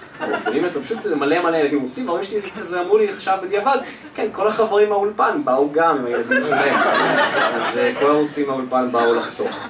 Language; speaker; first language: Hebrew; early bilingual, other home language; Russian